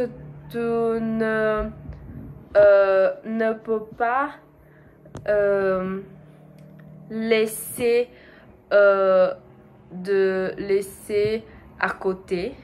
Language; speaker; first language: French; non-native, learner; Portuguese